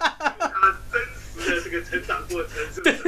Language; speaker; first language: Chinese; native; Chinese